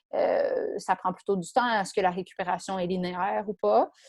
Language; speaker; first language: French; native; French